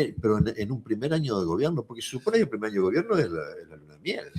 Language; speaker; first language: Spanish; native; Spanish